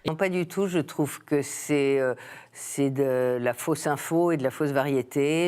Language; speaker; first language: French; native; French